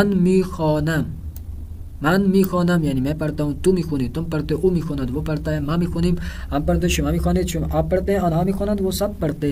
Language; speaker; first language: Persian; non-native, fluent; Urdu